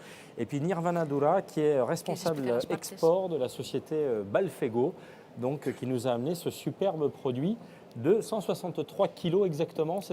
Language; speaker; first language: French; native; French